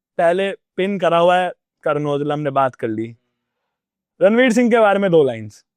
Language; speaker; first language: Hindi; native; Hindi